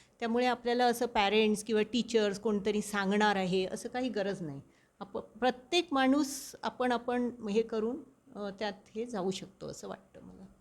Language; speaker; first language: Marathi; non-native, local second language; Konkani